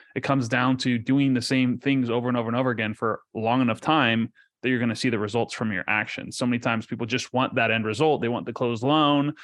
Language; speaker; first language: English; early bilingual, other home language; Spanish